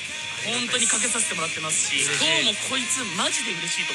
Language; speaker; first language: Japanese; native; Japanese